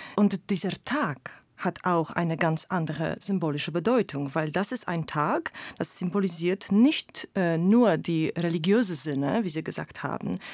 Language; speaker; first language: German; non-native, fluent; Polish